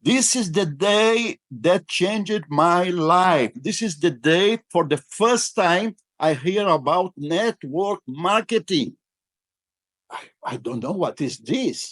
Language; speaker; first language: English; non-native, fluent; Portuguese